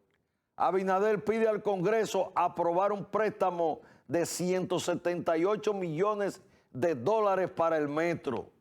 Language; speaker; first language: Spanish; native; Spanish